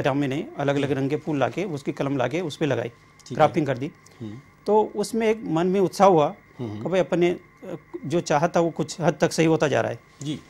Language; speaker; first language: Hindi; native; Hindi